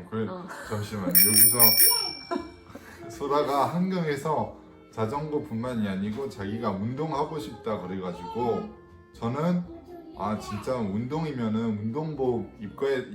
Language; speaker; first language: Korean; non-native, fluent; French